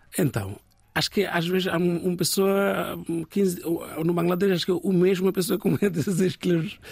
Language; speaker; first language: Portuguese; non-native, learner; Bangla